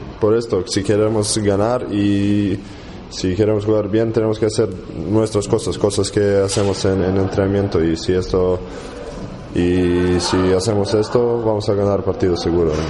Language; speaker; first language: Spanish; non-native, learner; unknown